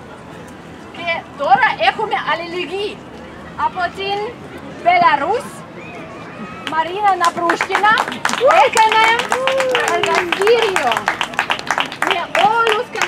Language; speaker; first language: Greek; non-native, learner; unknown